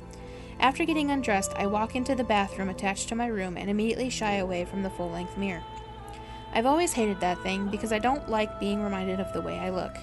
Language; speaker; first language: English; native; English